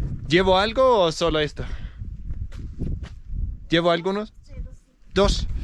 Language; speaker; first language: Spanish; non-native, learner; English